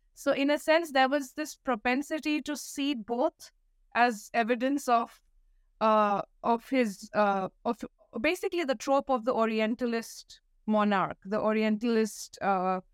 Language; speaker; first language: English; non-native, local second language; Hindi